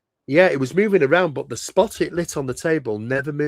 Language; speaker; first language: English; native; English